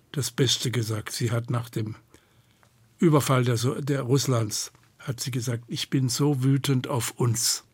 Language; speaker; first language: German; native; German